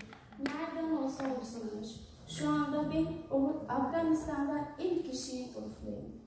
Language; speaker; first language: Turkish; non-native, learner; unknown